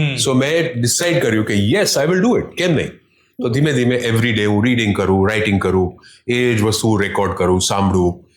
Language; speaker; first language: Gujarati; non-native, local second language; Hindi